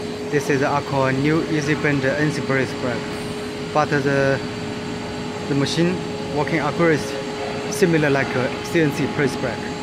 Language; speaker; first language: English; non-native, learner; Chinese